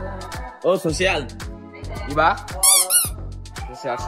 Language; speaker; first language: Filipino; non-native, learner; Spanish